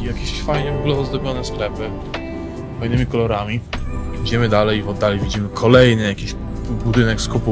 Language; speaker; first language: Polish; native; Polish